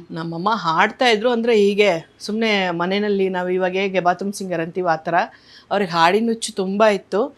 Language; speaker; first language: Kannada; native; Kannada